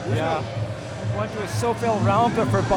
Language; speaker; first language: Dutch; non-native, fluent; English